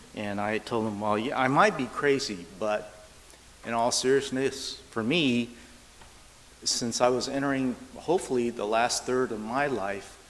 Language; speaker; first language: English; native; English